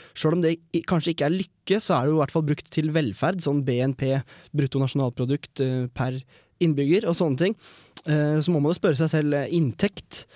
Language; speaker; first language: Norwegian; native; Norwegian